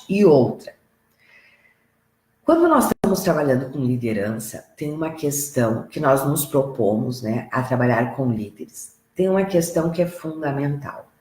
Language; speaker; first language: Portuguese; native; Portuguese